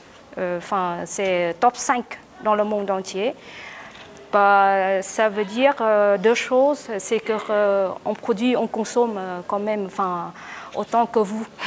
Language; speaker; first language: French; non-native, learner; Vietnamese